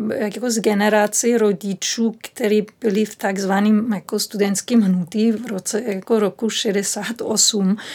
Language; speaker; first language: Czech; non-native, fluent; German